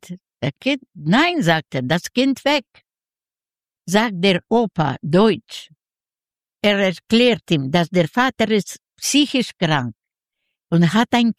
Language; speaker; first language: German; non-native, learner; Yiddish